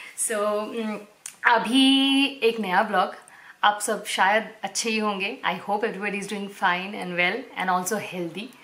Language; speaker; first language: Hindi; non-native, local second language; Bangla